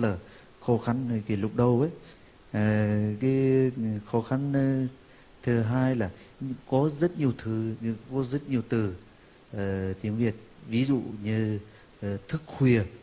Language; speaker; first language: Vietnamese; non-native, fluent; Turkish